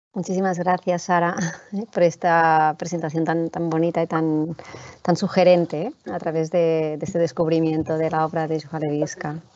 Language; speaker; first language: Spanish; non-native, local second language; Catalan